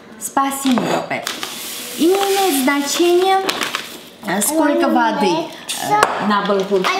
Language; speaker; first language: Russian; non-native, local second language; Armenian